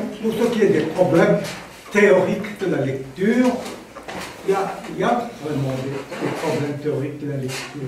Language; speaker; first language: French; non-native, fluent; Armenian